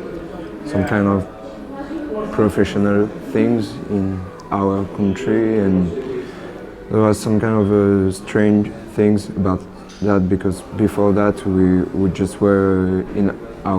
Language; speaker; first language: English; non-native, learner; French